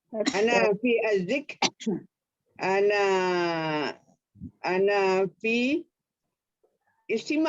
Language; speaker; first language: Arabic; non-native, learner; Malay